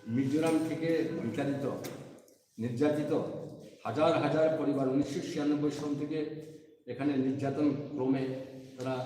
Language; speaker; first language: Bangla; non-native, local second language; Kok Borok